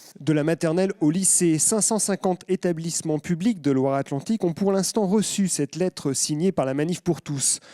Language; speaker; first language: French; native; French